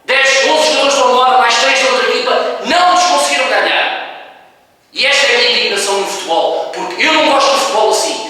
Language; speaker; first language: Portuguese; native; Portuguese